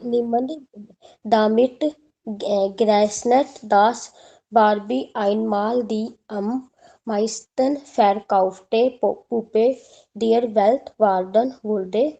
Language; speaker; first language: German; non-native, learner; Hindi